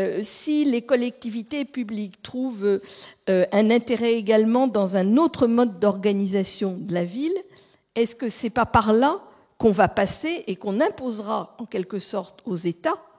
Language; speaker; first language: French; native; French